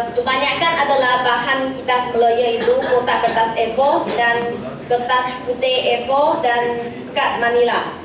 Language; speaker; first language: Malay; non-native, local second language; Chinese